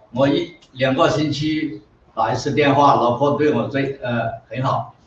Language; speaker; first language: Chinese; non-native, local second language; Burmese